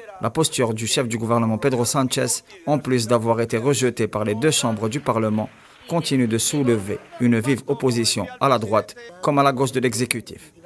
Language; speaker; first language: French; non-native, local second language; Arabic